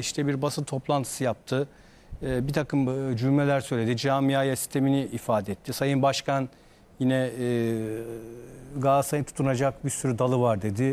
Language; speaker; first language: Turkish; native; Turkish